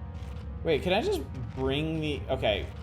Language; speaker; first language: English; native; English